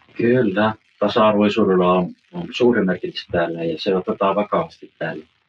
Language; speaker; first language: Finnish; early bilingual, heritage; Finnish